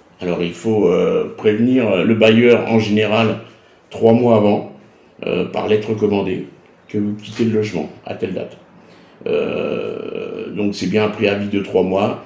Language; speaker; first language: French; native; French